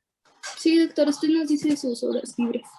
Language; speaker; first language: Spanish; native; Spanish